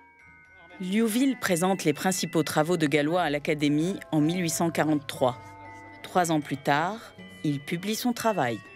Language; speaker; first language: French; native; French